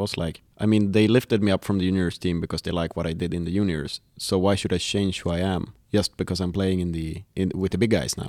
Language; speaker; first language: English; non-native, fluent; Swedish